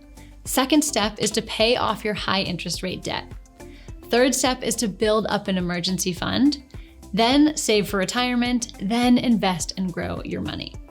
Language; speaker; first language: English; native; English